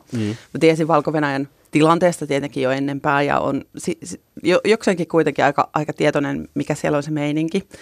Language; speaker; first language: Finnish; native; Finnish